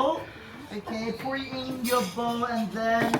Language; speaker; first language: English; non-native, learner; Thai